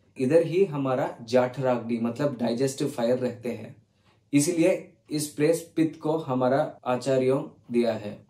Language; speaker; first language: Hindi; non-native, learner; Tamil